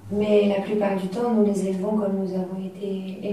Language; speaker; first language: French; native; French